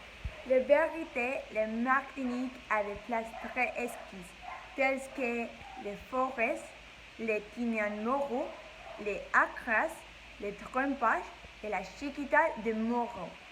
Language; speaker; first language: French; non-native, learner; English